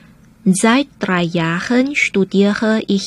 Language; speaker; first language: German; non-native, fluent; Chinese